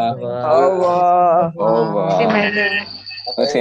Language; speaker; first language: French; non-native, learner; Malay